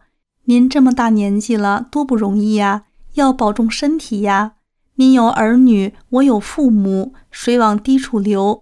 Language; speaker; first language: Chinese; native; Chinese